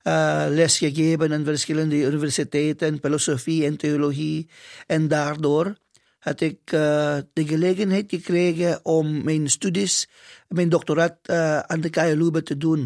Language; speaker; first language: Dutch; non-native, fluent; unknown